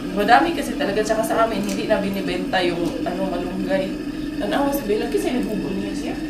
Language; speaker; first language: Filipino; non-native, local second language; Cebuano